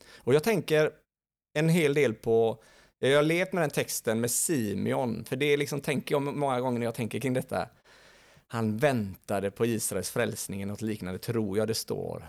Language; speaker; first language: Swedish; native; Swedish